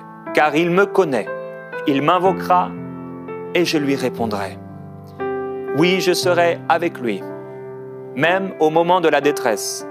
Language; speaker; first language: French; non-native, local second language; Haitian Creole